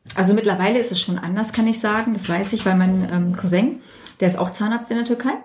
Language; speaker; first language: German; native; German